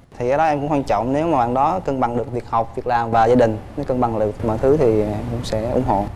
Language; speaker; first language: Vietnamese; native; Vietnamese